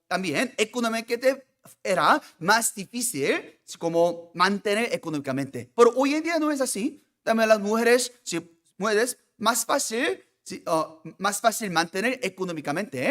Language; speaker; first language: Spanish; non-native, fluent; Korean